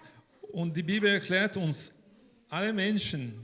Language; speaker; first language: German; non-native, fluent; Portuguese